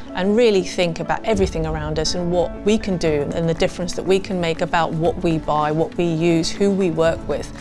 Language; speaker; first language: English; native; English